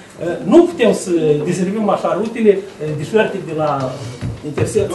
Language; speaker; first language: Romanian; native; Romanian